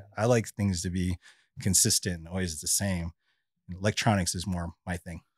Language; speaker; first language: English; native; English